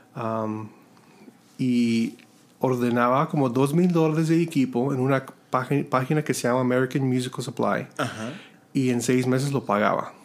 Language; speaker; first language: Spanish; early bilingual, heritage; Spanish